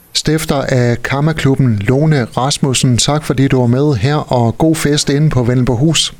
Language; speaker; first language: Danish; native; Danish